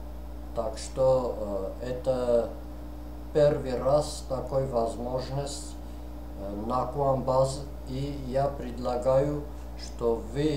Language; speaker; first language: Russian; non-native, fluent; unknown